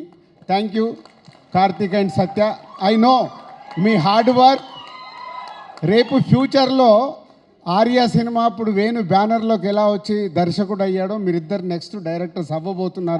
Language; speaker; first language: Telugu; native; Telugu